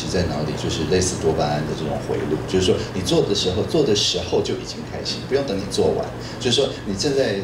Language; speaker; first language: Chinese; native; Chinese